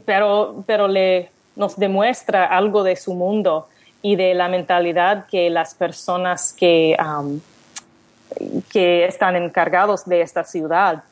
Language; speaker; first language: Spanish; non-native, learner; English